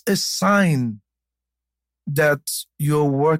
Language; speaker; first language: English; non-native, local second language; Yoruba